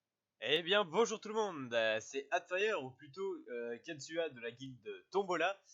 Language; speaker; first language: French; native; French